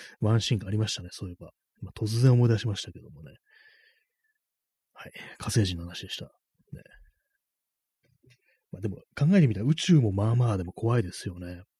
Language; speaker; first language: Japanese; native; Japanese